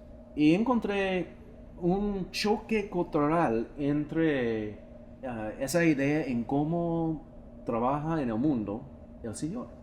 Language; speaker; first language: Spanish; non-native, fluent; English